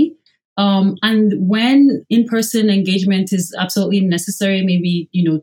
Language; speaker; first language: English; non-native, local second language; Yoruba